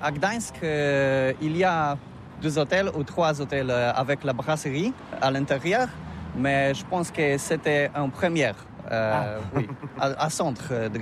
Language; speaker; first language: French; non-native, learner; Polish